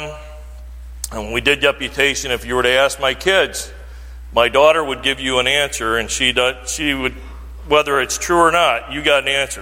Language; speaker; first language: English; native; English